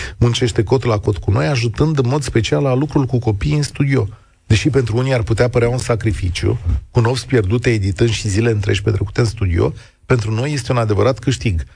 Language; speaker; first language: Romanian; native; Romanian